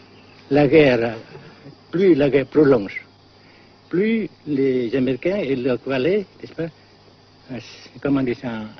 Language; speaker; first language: French; non-native, local second language; Vietnamese